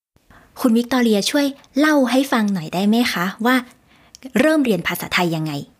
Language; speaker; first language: Thai; native; Thai